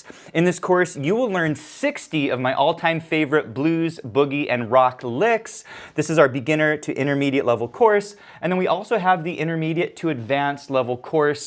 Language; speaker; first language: English; native; English